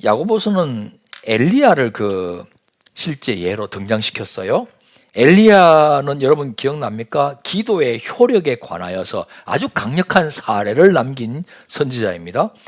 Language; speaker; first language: Korean; native; Korean